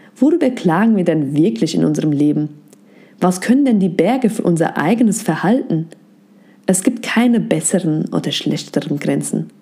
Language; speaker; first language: German; native; German